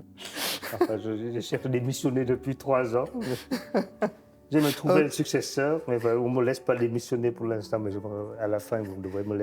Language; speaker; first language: French; non-native, fluent; Vietnamese